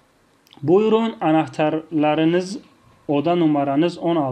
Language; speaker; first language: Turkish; non-native, fluent; Tajik